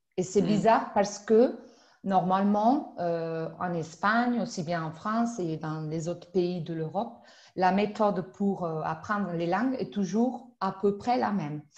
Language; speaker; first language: French; non-native, fluent; Spanish